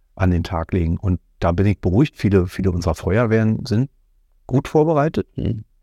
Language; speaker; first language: German; native; German